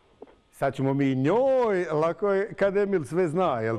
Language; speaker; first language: Bosnian; native; Bosnian